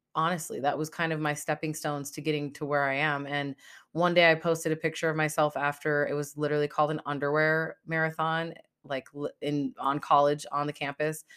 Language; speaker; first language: English; native; English